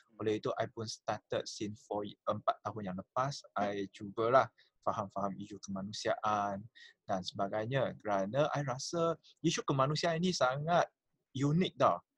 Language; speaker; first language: Malay; non-native, local second language; Chinese